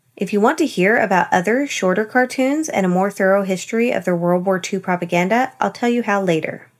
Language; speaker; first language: English; native; English